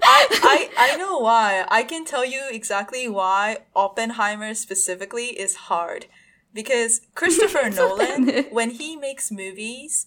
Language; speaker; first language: English; non-native, fluent; Japanese